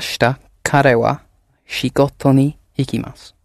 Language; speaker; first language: Japanese; non-native, learner; English